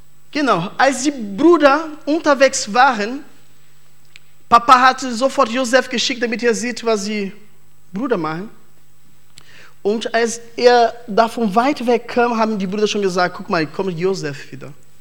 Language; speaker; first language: German; non-native, fluent; Portuguese